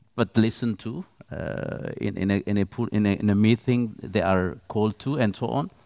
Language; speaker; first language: English; non-native, fluent; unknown